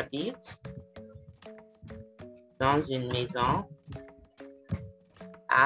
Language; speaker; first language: French; non-native, fluent; English